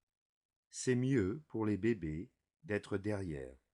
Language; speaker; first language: French; non-native, fluent; English